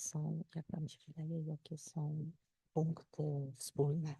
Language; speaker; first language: Polish; non-native, fluent; Spanish